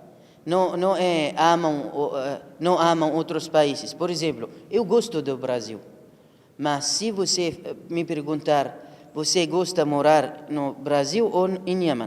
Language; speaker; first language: Portuguese; non-native, learner; Arabic